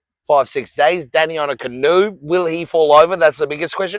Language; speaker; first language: English; native; English